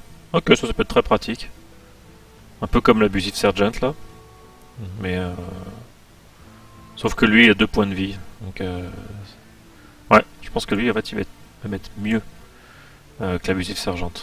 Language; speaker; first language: French; native; French